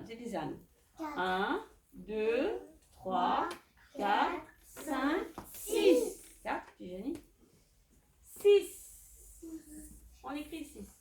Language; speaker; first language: French; native; French